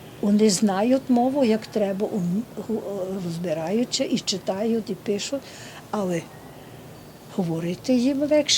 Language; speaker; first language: Ukrainian; early bilingual, heritage; Ukrainian